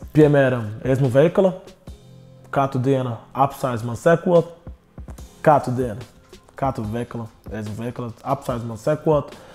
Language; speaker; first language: Latvian; non-native, learner; Portuguese